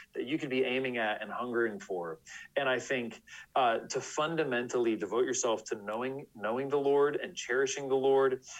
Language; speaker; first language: English; native; English